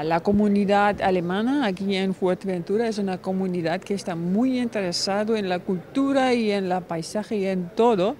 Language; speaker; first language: Spanish; non-native, fluent; German